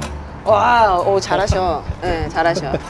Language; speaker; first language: Korean; native; Korean